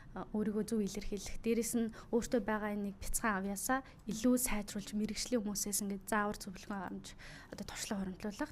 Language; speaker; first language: Mongolian; native; Mongolian